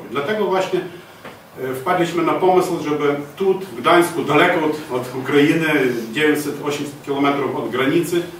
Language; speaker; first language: Polish; non-native, fluent; Ukrainian